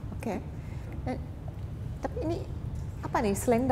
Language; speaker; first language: Indonesian; non-native, fluent; English